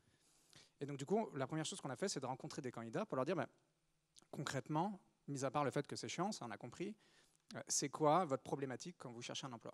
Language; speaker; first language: French; native; French